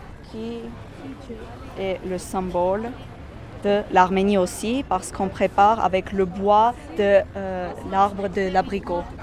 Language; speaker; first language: French; non-native, fluent; Armenian